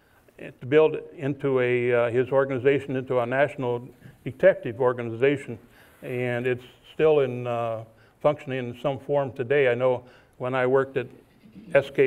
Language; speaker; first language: English; native; English